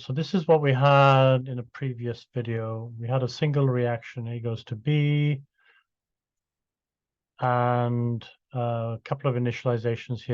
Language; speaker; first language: English; native; English